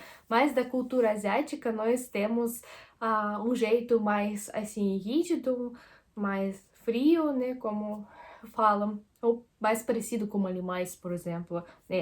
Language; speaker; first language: Portuguese; non-native, fluent; Russian